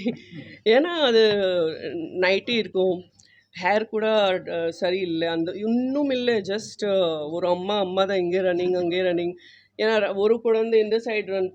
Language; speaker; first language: Tamil; non-native, fluent; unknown